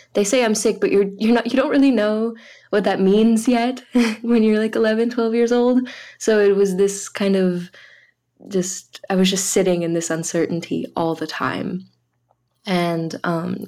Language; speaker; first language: English; early bilingual, other home language; French